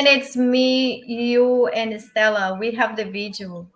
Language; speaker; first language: English; non-native, learner; Portuguese